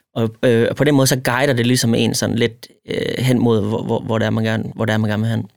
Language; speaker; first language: Danish; native; Danish